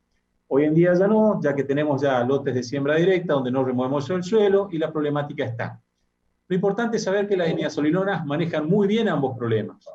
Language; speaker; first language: Spanish; native; Spanish